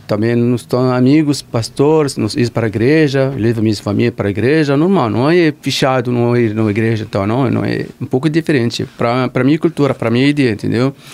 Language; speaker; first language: Portuguese; non-native, learner; Arabic